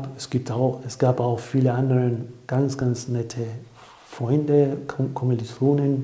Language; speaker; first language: German; non-native, fluent; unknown